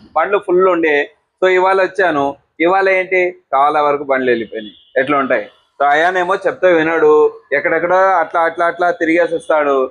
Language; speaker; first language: Telugu; native; Telugu